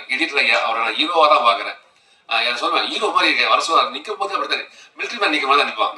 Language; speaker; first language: Tamil; native; Tamil